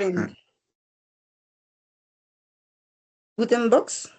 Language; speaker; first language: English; non-native, learner; Spanish